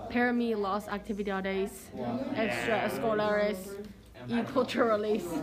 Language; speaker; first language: Spanish; non-native, learner; English